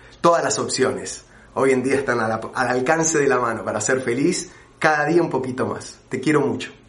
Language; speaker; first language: Spanish; native; Spanish